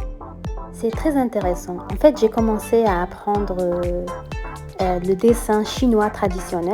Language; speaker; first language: French; non-native, local second language; Arabic